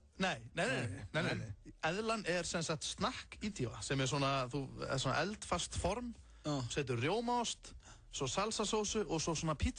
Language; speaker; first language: Icelandic; native; Icelandic